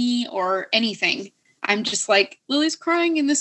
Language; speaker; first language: English; native; English